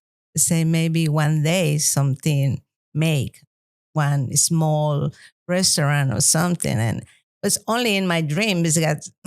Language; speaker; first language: English; non-native, learner; Spanish